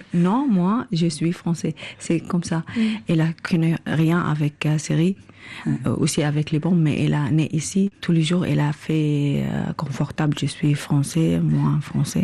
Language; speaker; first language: French; non-native, learner; Arabic